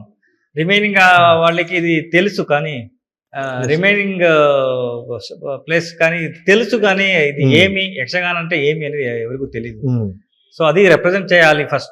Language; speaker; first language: Telugu; non-native, learner; Kannada